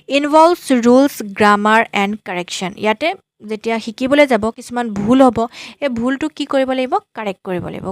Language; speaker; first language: Assamese; native; Assamese